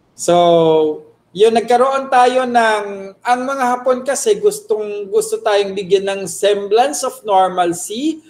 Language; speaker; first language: Filipino; native; Filipino